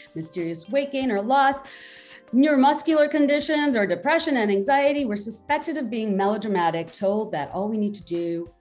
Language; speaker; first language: English; non-native, local second language; Bangla